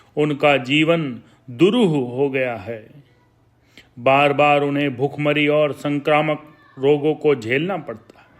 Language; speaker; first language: Hindi; native; Hindi